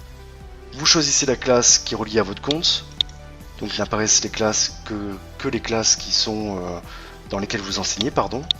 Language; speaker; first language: French; native; French